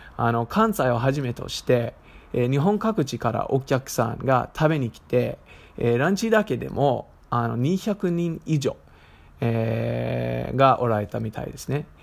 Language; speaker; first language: Japanese; non-native, fluent; English